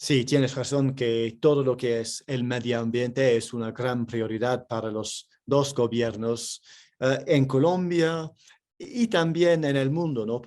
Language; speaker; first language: Spanish; non-native, fluent; English